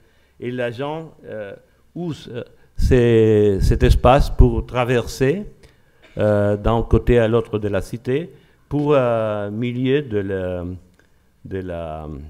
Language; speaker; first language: French; non-native, learner; Spanish